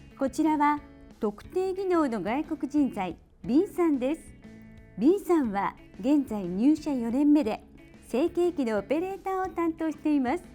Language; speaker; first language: Japanese; native; Japanese